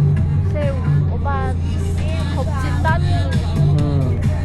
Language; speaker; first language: Korean; non-native, learner; Vietnamese